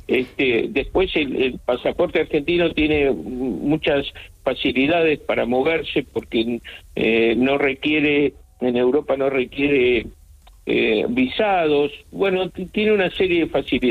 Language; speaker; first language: Spanish; native; Spanish